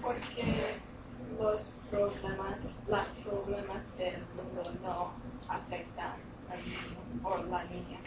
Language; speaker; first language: Spanish; non-native, learner; English